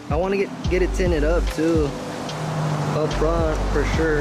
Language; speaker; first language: English; early bilingual, other home language; Spanish